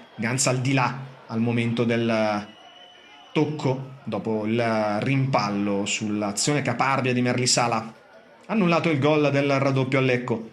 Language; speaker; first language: Italian; native; Italian